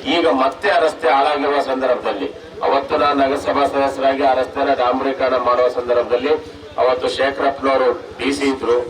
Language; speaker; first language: Kannada; native; Kannada